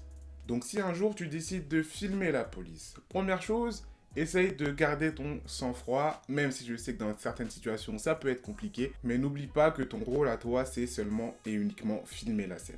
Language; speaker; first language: French; native; French